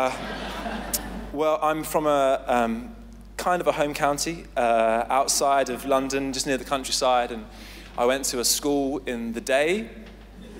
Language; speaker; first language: English; native; English